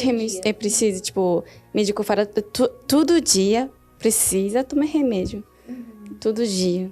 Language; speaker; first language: Portuguese; non-native, learner; Japanese